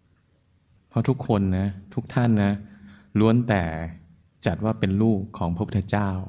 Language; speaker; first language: Thai; native; Thai